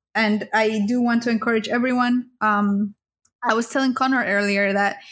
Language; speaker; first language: English; early bilingual, other home language; Spanish